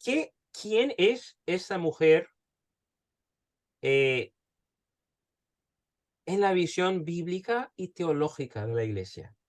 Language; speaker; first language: Spanish; early bilingual, heritage; Spanish